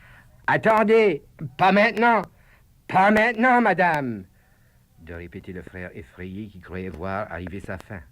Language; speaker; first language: French; native; French